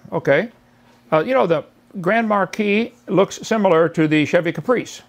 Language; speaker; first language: English; native; English